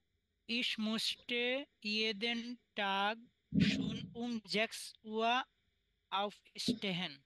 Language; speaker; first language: German; non-native, learner; Bangla